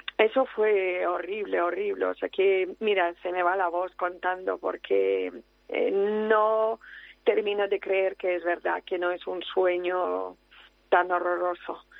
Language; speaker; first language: Spanish; non-native, fluent; Ukrainian